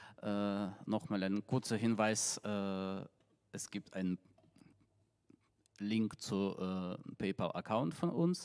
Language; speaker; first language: German; non-native, fluent; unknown